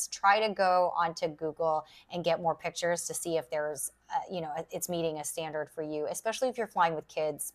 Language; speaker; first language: English; native; English